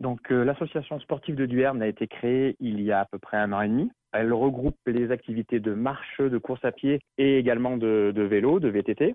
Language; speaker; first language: French; native; French